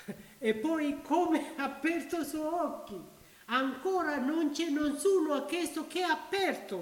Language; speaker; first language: Italian; non-native, learner; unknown